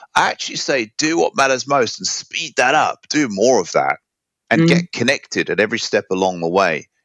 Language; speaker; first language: English; native; English